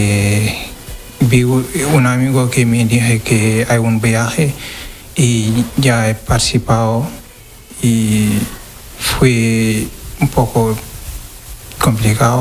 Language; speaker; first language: Spanish; non-native, learner; Wolof